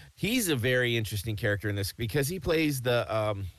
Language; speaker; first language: English; native; English